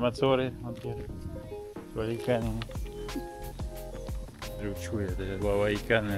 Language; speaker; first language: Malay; non-native, learner; French